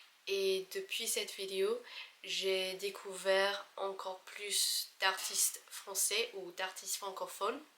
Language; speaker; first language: French; non-native, fluent; English